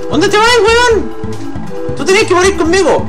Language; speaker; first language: Spanish; native; Spanish